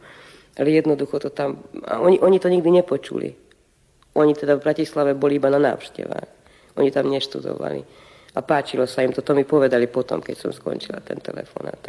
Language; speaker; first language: Slovak; early bilingual, heritage; Slovak